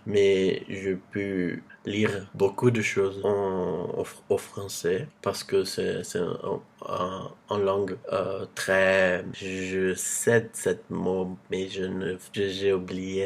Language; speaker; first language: French; non-native, learner; Portuguese